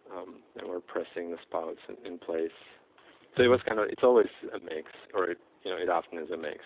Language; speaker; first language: English; non-native, fluent; Czech